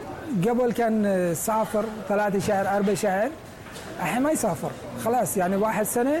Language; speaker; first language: Arabic; non-native, learner; Persian